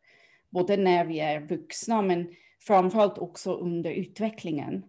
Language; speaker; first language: Swedish; non-native, fluent; German